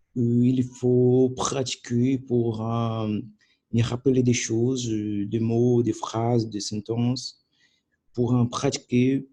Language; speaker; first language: French; non-native, learner; Portuguese